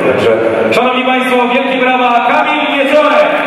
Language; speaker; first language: Polish; native; Polish